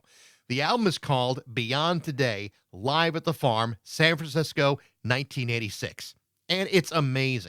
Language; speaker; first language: English; native; English